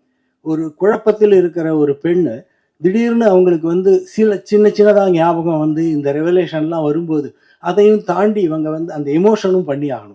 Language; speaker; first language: Tamil; native; Tamil